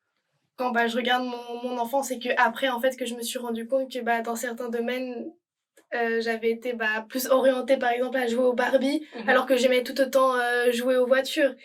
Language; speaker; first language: French; native; French